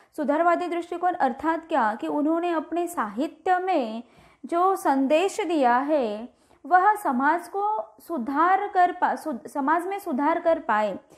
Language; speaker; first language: Hindi; non-native, local second language; Marathi